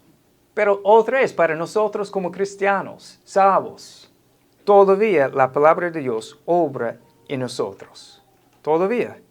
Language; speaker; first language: Spanish; non-native, fluent; English